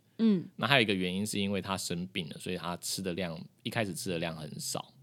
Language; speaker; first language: Chinese; native; Chinese